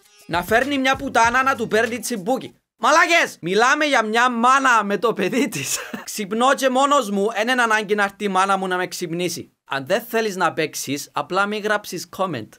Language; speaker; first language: Greek; native; Greek